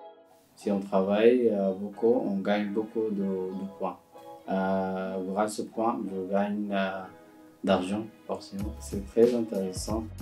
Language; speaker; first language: French; non-native, learner; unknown